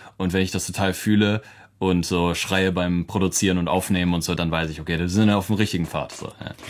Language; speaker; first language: German; native; German